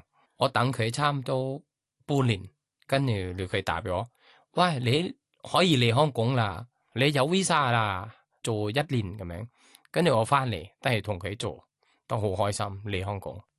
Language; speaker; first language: Cantonese; non-native, fluent; Thai